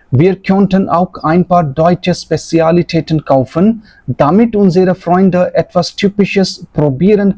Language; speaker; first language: German; non-native, fluent; Hindi